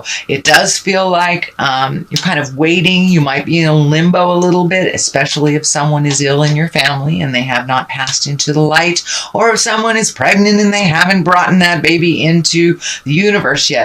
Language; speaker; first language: English; native; English